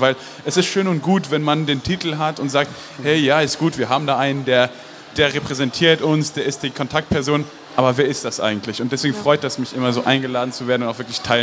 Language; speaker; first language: German; non-native, local second language; Luxembourgish